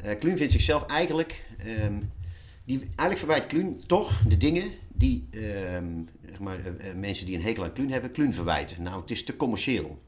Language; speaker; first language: Dutch; native; Dutch